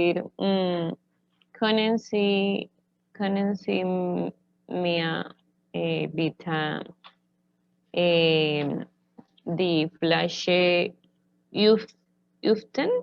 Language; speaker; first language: German; non-native, learner; Spanish